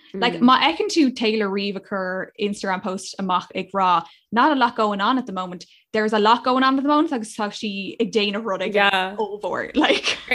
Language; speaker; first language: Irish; non-native, local second language; English